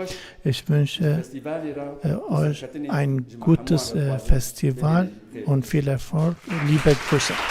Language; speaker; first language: German; non-native, fluent; Kurdish